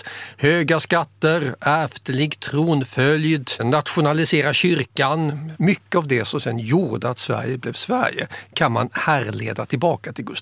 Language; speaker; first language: Swedish; native; Swedish